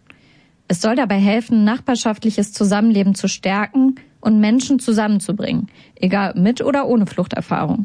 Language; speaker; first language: German; native; German